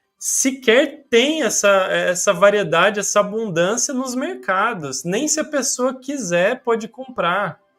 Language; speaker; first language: Portuguese; native; Portuguese